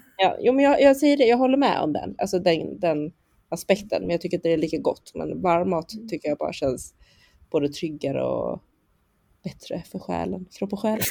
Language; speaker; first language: Swedish; early bilingual, other home language; Chinese